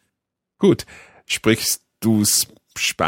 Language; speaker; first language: German; non-native, learner; English